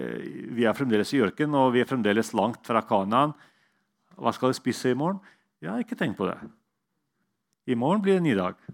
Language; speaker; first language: Norwegian; non-native, fluent; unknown